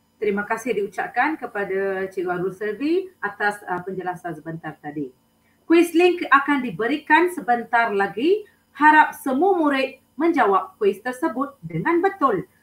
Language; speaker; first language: Malay; non-native, local second language; Tamil